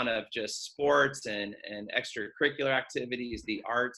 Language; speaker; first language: English; native; English